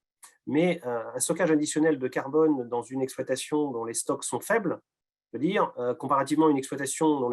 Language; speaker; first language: French; native; French